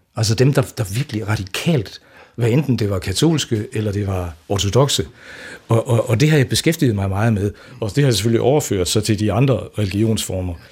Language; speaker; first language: Danish; native; Danish